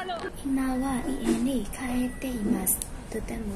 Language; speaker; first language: Japanese; non-native, learner; Burmese